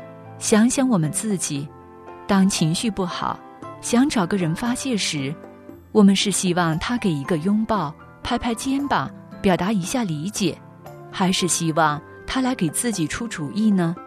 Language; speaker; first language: Chinese; native; Chinese